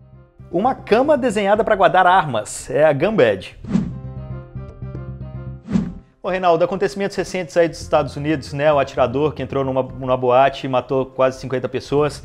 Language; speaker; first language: Portuguese; native; Portuguese